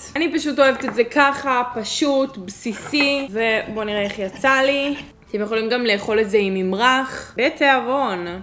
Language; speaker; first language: Hebrew; native; Hebrew